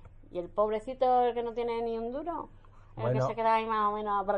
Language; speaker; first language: Spanish; native; Spanish